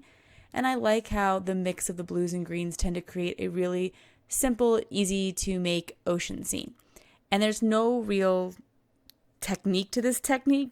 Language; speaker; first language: English; native; English